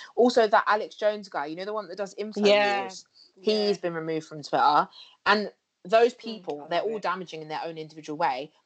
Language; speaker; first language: English; native; English